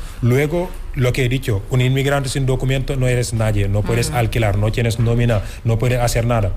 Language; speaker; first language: Spanish; non-native, fluent; Wolof